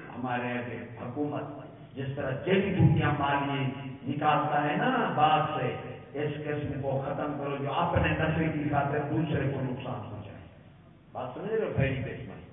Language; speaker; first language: Urdu; non-native, local second language; Punjabi